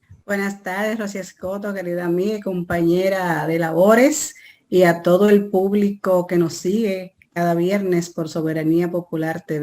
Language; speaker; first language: Spanish; native; Spanish